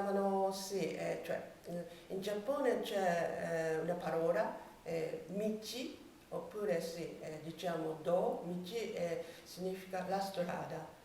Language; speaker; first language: Italian; non-native, learner; Japanese